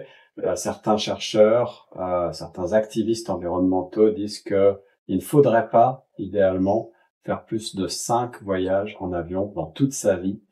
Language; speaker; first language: French; native; French